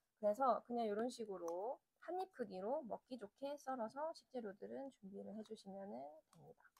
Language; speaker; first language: Korean; native; Korean